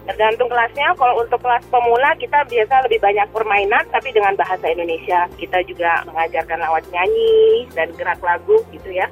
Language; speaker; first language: Indonesian; native; Indonesian